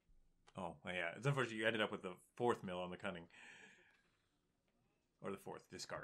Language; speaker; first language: English; native; English